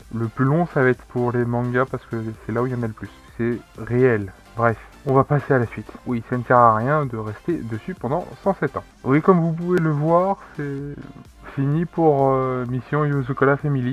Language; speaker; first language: French; native; French